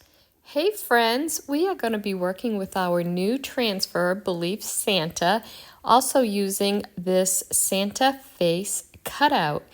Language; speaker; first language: English; native; English